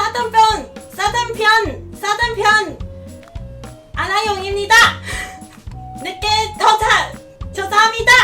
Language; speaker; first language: Korean; non-native, learner; Cantonese